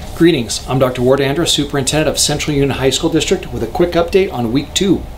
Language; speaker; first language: English; native; English